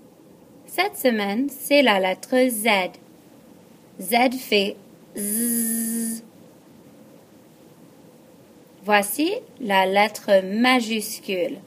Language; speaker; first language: French; non-native, fluent; English